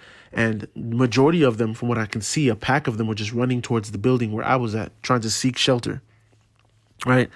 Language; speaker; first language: English; native; English